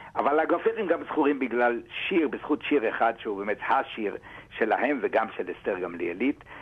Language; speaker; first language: Hebrew; native; Hebrew